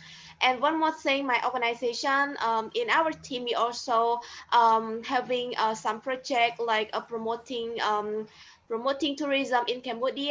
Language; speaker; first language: English; non-native, learner; Khmer